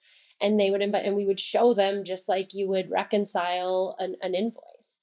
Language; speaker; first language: English; native; English